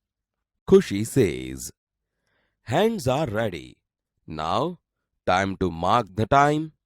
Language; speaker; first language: English; non-native, local second language; Gujarati